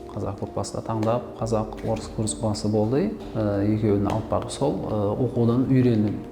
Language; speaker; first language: Kazakh; non-native, local second language; Uzbek